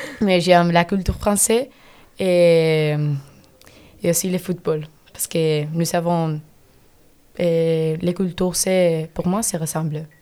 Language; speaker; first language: French; non-native, learner; Spanish